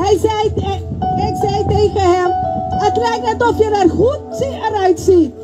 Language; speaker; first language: Dutch; non-native, local second language; Papiamento